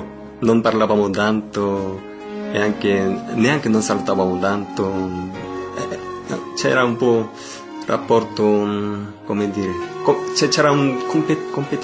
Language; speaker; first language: Italian; non-native, learner; Korean